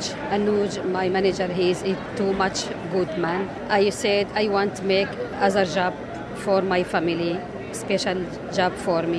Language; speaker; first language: English; non-native, learner; Arabic